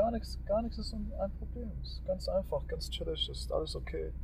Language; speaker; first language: German; non-native, learner; Arabic